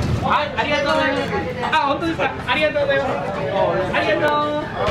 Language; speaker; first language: Japanese; native; Japanese